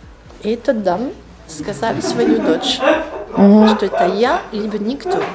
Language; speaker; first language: Russian; non-native, learner; French